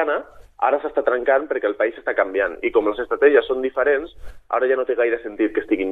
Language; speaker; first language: Catalan; native; Catalan